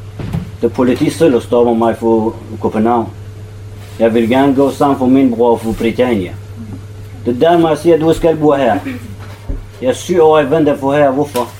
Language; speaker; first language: Danish; non-native, learner; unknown